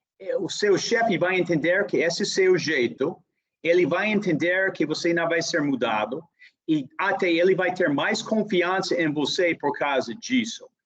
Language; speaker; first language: Portuguese; non-native, fluent; English